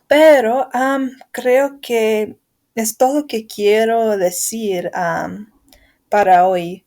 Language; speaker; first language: Spanish; non-native, fluent; English